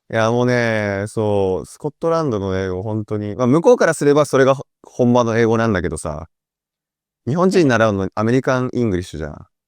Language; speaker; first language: Japanese; native; Japanese